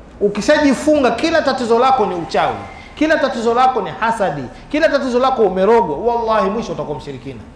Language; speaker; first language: Swahili; native; Swahili